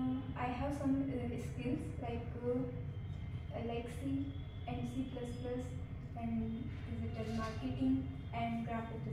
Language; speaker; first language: English; non-native, learner; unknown